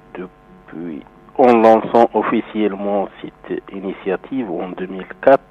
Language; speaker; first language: French; non-native, local second language; Arabic